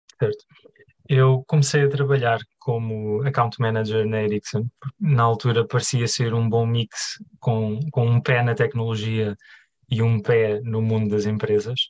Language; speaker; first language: Portuguese; native; Portuguese